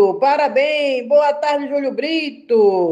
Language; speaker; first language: Portuguese; native; Portuguese